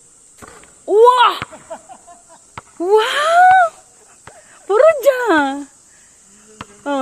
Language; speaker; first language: Japanese; non-native, learner; Filipino